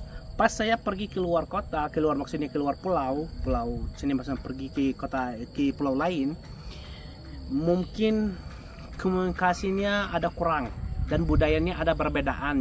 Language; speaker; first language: Indonesian; non-native, fluent; Arabic